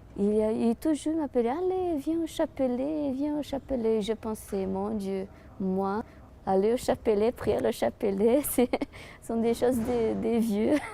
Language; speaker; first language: French; non-native, fluent; Portuguese